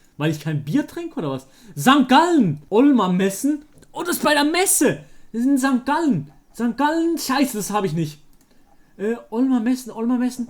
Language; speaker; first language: German; native; German